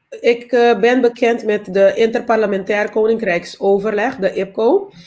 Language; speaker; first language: Dutch; non-native, local second language; Papiamento